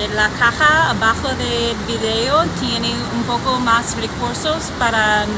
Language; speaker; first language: Spanish; non-native, learner; English